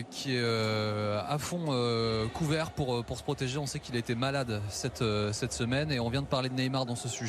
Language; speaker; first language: French; native; French